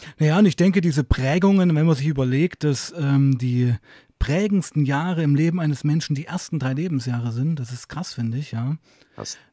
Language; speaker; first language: German; native; German